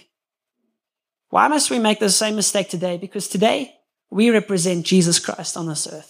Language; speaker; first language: English; native; English